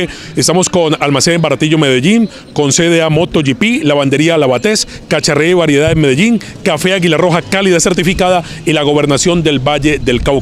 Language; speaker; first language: Spanish; native; Spanish